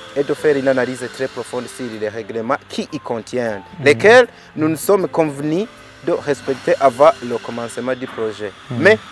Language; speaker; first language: French; non-native, local second language; Rundi